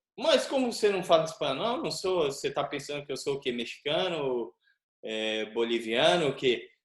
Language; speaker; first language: Portuguese; native; Portuguese